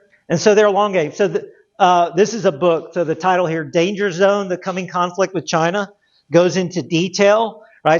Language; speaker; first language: English; native; English